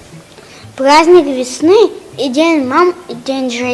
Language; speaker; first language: Russian; non-native, local second language; Tajik